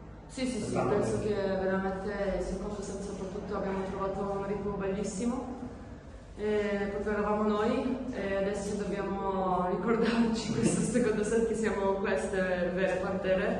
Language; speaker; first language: Italian; non-native, fluent; Polish